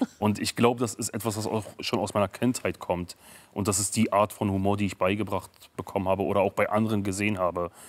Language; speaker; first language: German; early bilingual, other home language; Kurdish